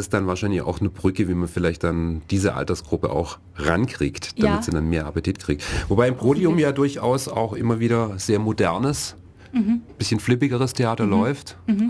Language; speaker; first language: German; native; German